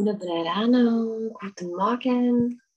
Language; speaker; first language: German; non-native, fluent; Czech